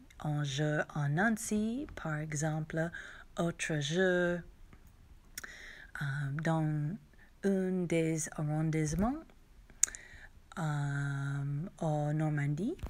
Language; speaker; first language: French; non-native, learner; English